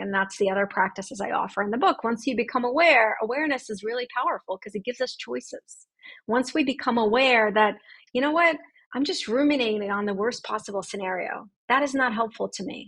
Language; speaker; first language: English; early bilingual, other home language; Russian